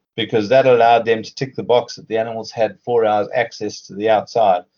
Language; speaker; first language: English; native; English